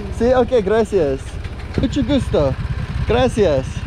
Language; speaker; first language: Spanish; non-native, learner; English